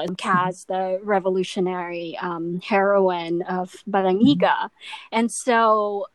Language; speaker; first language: English; non-native, local second language; Filipino